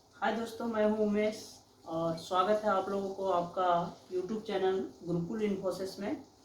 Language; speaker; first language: Hindi; native; Hindi